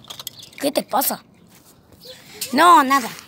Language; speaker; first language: Spanish; native; Spanish